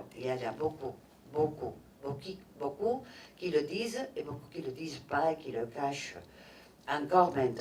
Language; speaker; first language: French; non-native, fluent; Catalan